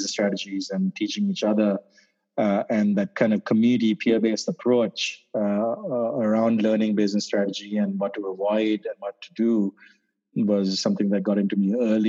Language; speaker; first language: English; non-native, local second language; Sinhala